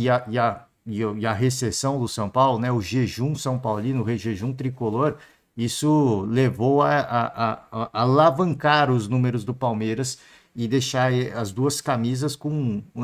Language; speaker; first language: Portuguese; native; Portuguese